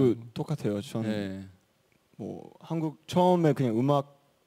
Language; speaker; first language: Korean; early bilingual, heritage; English